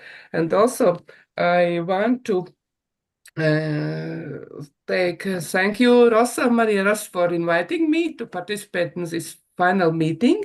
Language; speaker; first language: English; non-native, learner; Latvian